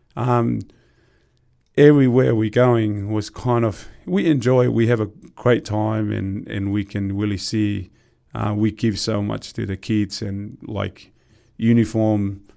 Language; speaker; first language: English; non-native, fluent; Tongan